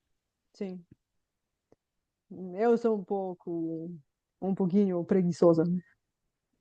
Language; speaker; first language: Portuguese; non-native, fluent; Bulgarian